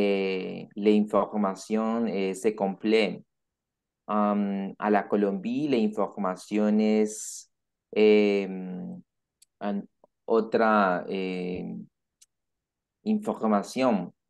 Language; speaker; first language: French; non-native, learner; Spanish